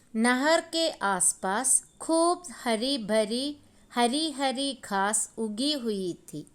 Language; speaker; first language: Hindi; non-native, local second language; Malayalam